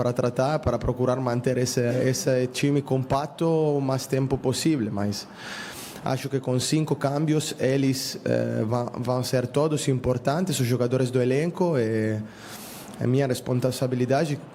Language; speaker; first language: Portuguese; non-native, fluent; Spanish